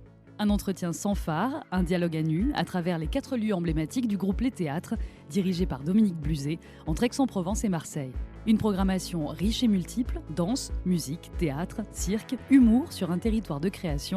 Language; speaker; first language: French; native; French